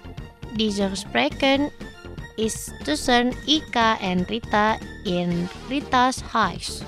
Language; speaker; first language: Dutch; non-native, learner; Indonesian